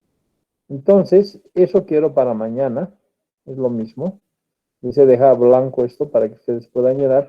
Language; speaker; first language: Spanish; native; Spanish